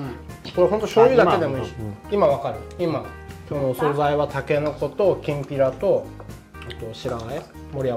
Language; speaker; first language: Japanese; native; Japanese